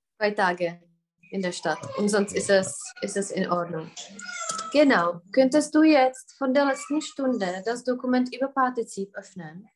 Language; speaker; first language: German; non-native, fluent; Czech